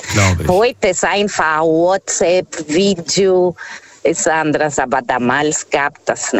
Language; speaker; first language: German; non-native, fluent; Portuguese